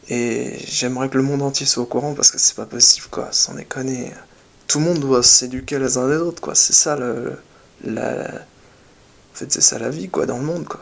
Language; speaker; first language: French; native; French